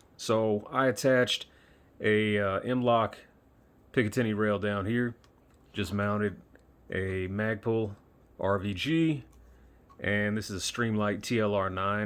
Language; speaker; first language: English; native; English